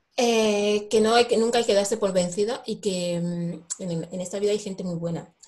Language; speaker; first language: Spanish; non-native, local second language; Fang